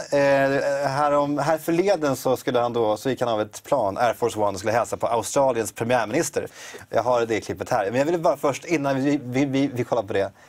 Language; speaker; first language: Swedish; native; Swedish